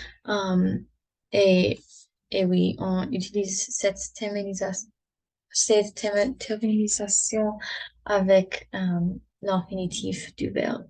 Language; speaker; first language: French; non-native, learner; English